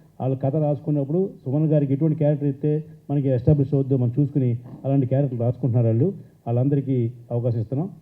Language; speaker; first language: Telugu; native; Telugu